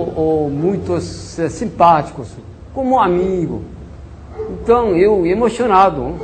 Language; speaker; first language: Portuguese; non-native, learner; Korean